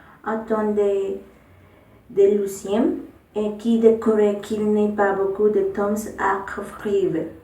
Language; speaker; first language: French; non-native, learner; Spanish